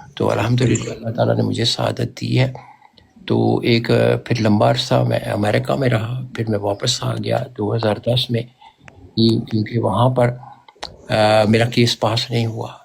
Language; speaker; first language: Urdu; non-native, local second language; Punjabi